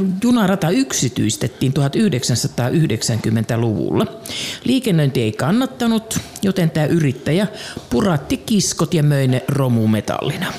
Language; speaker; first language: Finnish; native; Finnish